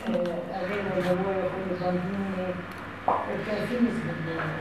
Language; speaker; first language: Italian; non-native, learner; Albanian